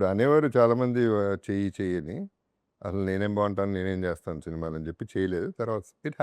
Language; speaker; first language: Telugu; native; Telugu